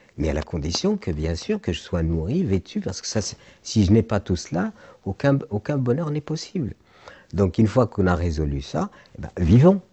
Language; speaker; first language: French; non-native, local second language; Arabic